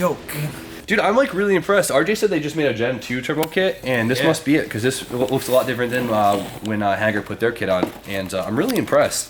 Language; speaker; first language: English; native; English